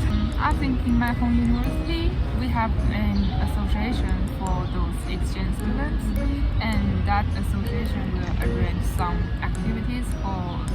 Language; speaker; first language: English; non-native, fluent; Chinese